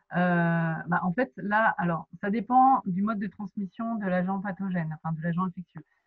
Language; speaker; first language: French; native; French